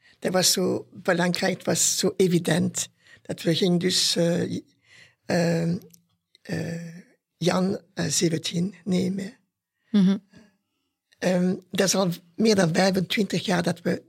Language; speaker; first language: Dutch; non-native, local second language; French